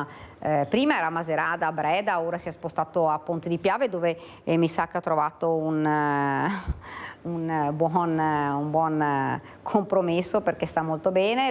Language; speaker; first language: Italian; native; Italian